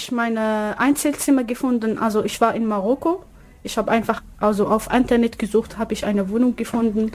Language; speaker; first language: German; non-native, learner; Arabic